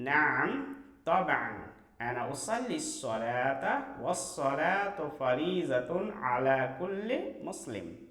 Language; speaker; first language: Arabic; non-native, fluent; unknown